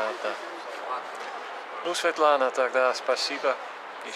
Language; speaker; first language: Russian; non-native, fluent; Dutch